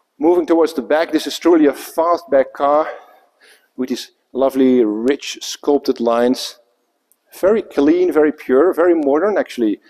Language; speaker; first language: English; non-native, fluent; Dutch